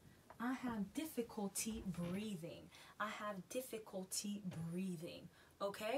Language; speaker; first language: English; non-native, learner; Haitian Creole